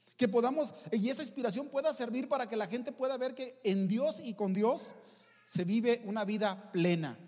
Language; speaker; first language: Spanish; native; Spanish